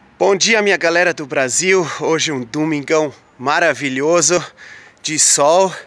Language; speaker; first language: Portuguese; native; Portuguese